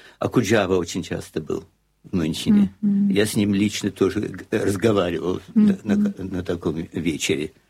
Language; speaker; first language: Russian; native; Russian